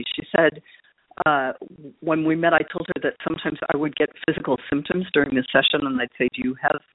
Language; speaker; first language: English; native; English